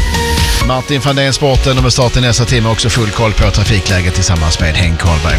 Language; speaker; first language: Swedish; native; Swedish